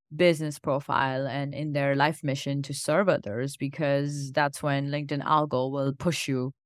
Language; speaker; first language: English; non-native, local second language; Gujarati